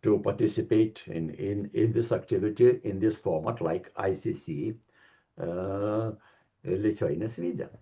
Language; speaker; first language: English; non-native, learner; Lithuanian